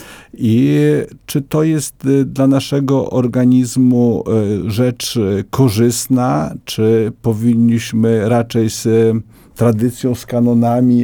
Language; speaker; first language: Polish; native; Polish